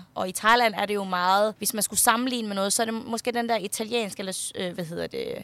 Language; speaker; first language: Danish; early bilingual, other home language; Thai